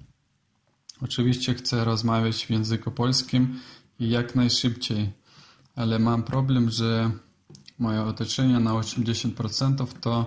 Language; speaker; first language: Polish; non-native, learner; Russian